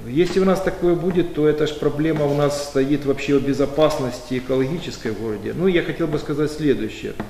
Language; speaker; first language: Russian; native; Russian